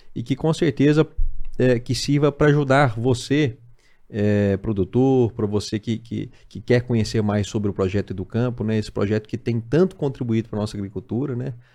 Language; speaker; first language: Portuguese; native; Portuguese